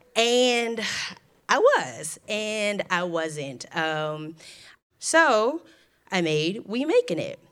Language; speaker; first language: English; native; English